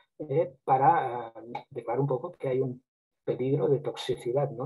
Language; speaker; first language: Spanish; native; Spanish